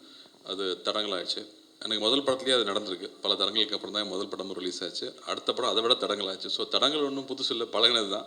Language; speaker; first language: Tamil; native; Tamil